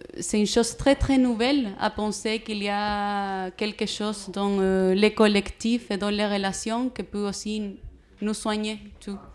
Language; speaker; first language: French; non-native, learner; Spanish